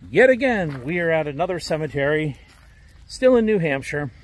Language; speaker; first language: English; native; English